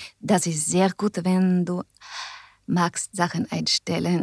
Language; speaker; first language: German; non-native, learner; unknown